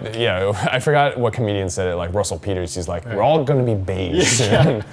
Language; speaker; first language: English; native; English